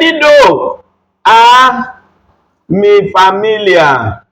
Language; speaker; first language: Spanish; non-native, learner; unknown